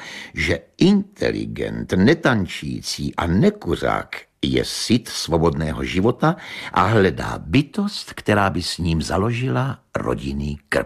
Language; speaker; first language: Czech; native; Czech